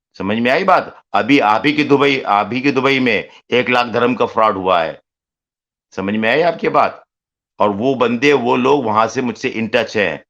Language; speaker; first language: Urdu; native; Urdu